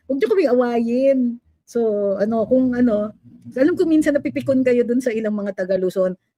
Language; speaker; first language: Filipino; native; Filipino